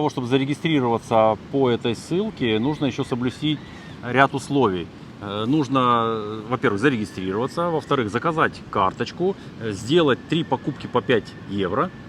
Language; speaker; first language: Russian; native; Russian